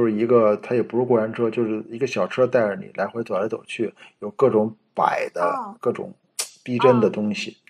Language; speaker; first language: Chinese; native; Chinese